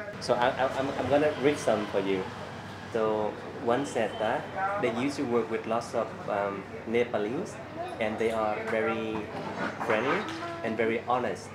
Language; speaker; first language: English; non-native, learner; Vietnamese